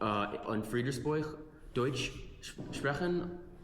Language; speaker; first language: German; non-native, learner; English